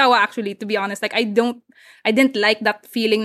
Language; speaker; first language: English; non-native, local second language; Hiligaynon